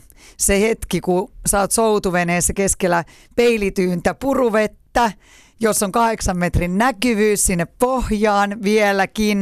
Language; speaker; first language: Finnish; native; Finnish